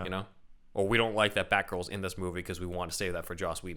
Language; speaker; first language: English; native; English